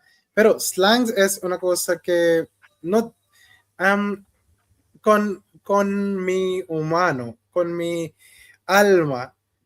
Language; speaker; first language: Spanish; non-native, fluent; Hindi